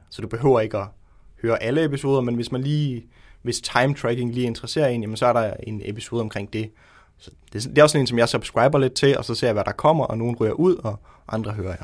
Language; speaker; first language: Danish; native; Danish